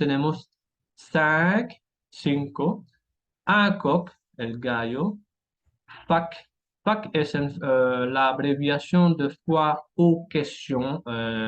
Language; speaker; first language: Spanish; non-native, fluent; French